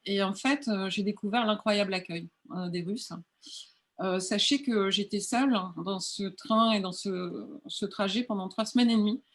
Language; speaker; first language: French; native; French